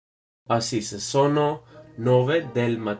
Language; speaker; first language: Italian; non-native, learner; English